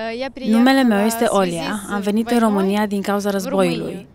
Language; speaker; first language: Romanian; non-native, learner; Russian